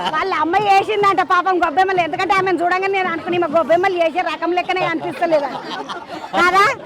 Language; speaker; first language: Telugu; native; Telugu